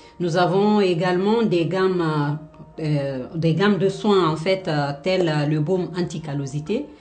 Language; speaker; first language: French; non-native, local second language; Fula